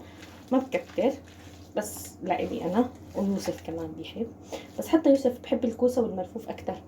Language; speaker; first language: Arabic; native; Arabic